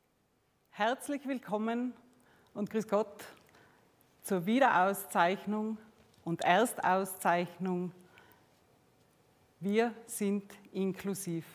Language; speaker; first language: German; native; German